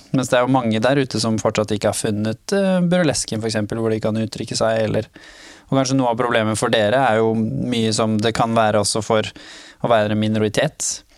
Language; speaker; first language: Norwegian; early bilingual, other home language; Somali